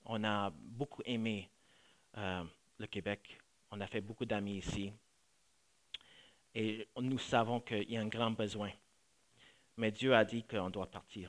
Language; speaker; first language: French; non-native, fluent; English